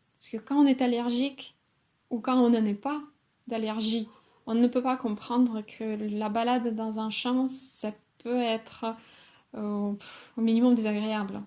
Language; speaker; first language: French; non-native, fluent; Russian